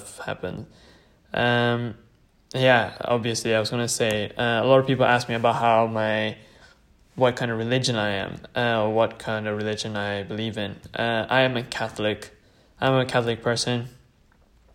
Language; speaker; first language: English; non-native, fluent; Tamil